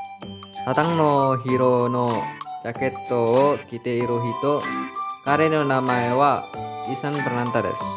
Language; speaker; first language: Japanese; non-native, learner; Indonesian